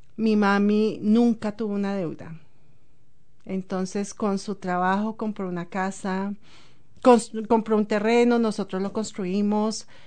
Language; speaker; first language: Spanish; native; Spanish